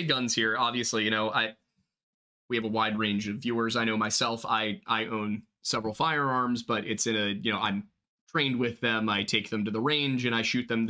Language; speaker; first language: English; native; English